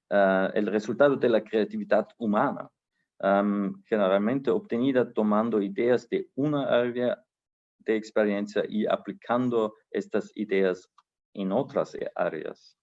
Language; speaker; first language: Spanish; non-native, fluent; German